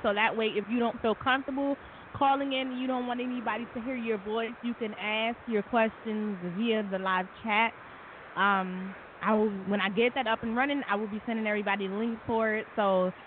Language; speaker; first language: English; native; English